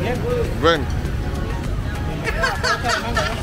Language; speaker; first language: Spanish; non-native, learner; English